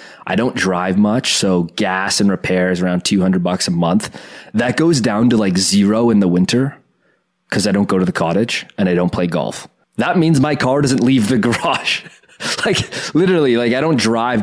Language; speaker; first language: English; native; English